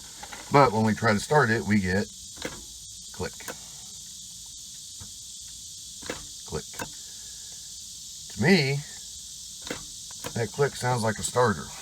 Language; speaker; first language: English; native; English